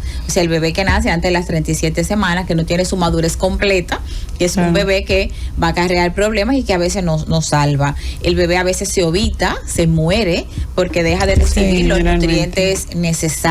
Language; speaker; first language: Spanish; native; Spanish